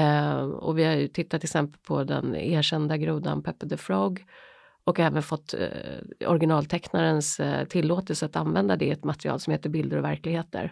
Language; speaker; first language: Swedish; native; Swedish